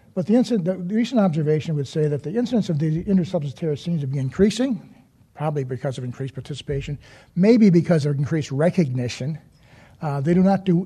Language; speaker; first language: English; native; English